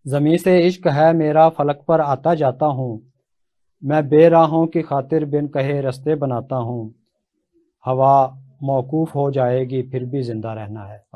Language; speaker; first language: Urdu; native; Urdu